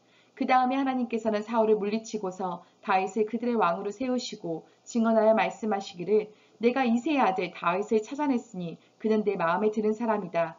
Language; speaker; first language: Korean; native; Korean